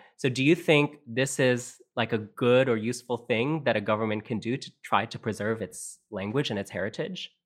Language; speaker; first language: English; non-native, fluent; Filipino